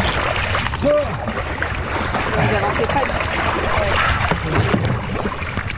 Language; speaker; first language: French; native; French